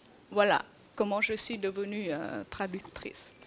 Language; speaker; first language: French; non-native, fluent; Vietnamese